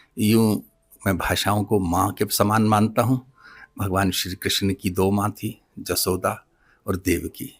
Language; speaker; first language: Hindi; non-native, local second language; Punjabi